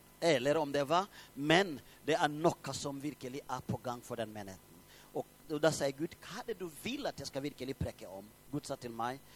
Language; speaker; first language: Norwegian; non-native, fluent; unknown